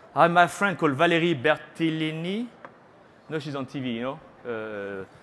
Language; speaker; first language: English; non-native, fluent; French